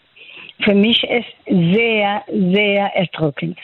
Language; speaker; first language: German; non-native, fluent; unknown